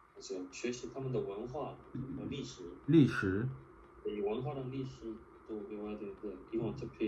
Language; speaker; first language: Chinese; non-native, fluent; Korean